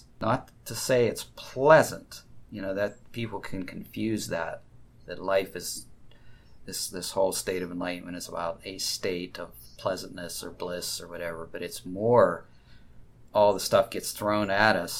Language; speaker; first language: English; native; English